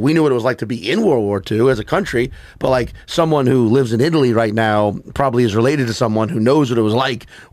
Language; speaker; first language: English; native; English